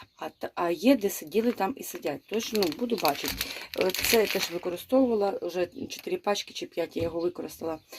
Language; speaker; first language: Ukrainian; non-native, local second language; Russian